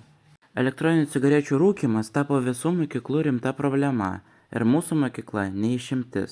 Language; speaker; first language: Lithuanian; native; Lithuanian